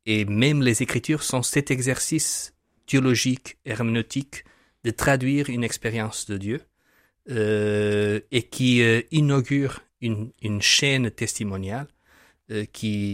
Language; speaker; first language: French; non-native, fluent; Portuguese